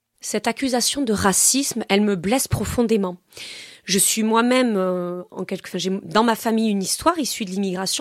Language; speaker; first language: French; native; French